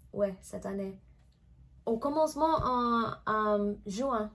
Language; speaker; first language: French; non-native, learner; English